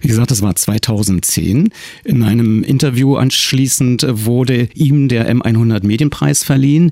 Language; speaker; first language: German; native; German